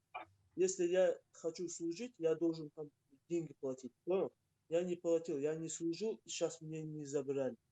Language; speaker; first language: Russian; non-native, local second language; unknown